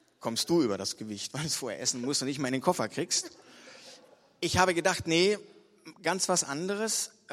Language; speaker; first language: German; native; German